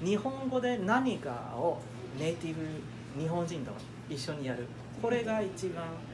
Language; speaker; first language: Japanese; non-native, fluent; Chinese